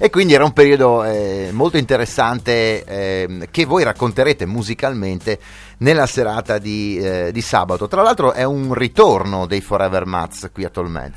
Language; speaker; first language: Italian; native; Italian